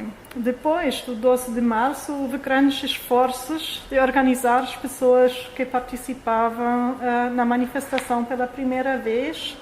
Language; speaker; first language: Portuguese; non-native, fluent; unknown